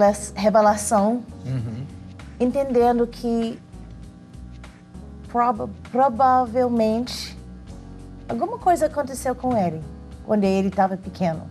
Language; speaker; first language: Portuguese; non-native, learner; English